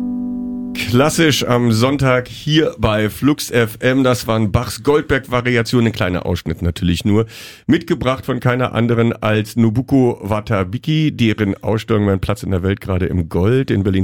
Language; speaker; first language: German; native; German